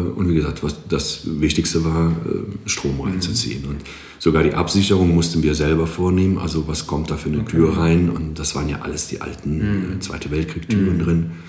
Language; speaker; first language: German; non-native, fluent; Greek